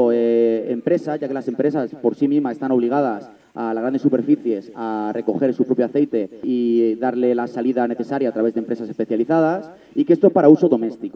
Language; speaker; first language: Spanish; native; Spanish